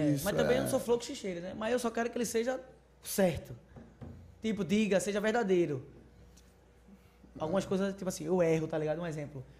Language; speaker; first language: Portuguese; native; Portuguese